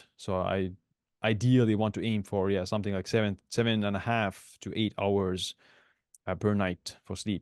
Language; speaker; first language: English; non-native, fluent; Estonian